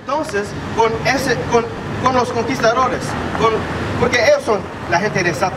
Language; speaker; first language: Spanish; non-native, fluent; English